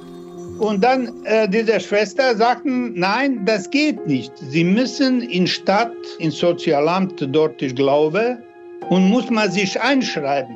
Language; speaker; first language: German; non-native, learner; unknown